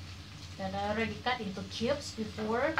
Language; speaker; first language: English; non-native, learner; Indonesian